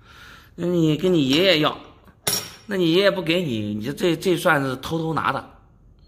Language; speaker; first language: Chinese; native; Chinese